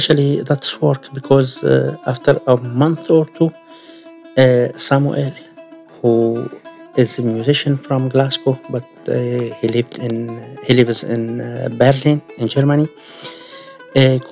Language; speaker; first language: English; non-native, learner; Arabic